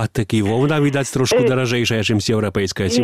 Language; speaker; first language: Polish; non-native, local second language; Belarusian